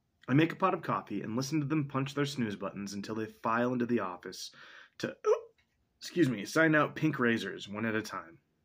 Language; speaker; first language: English; native; English